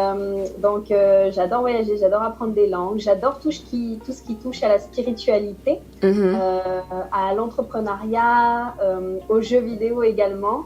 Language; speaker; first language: French; native; French